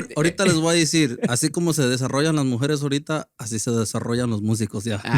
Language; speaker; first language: Spanish; early bilingual, other home language; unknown